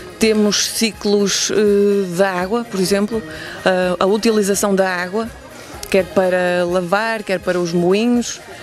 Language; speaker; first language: Portuguese; native; Portuguese